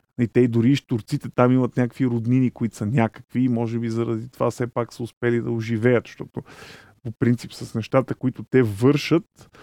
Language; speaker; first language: Bulgarian; native; Bulgarian